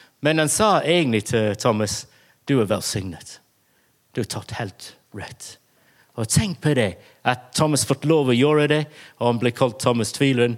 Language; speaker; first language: Norwegian; non-native, fluent; English